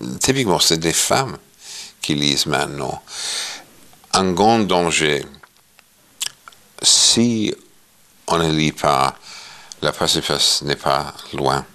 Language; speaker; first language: French; non-native, fluent; English